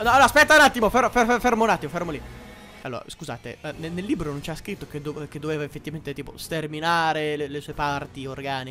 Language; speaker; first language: Italian; native; Italian